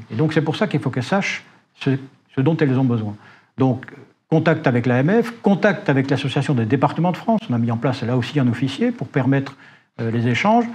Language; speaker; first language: French; native; French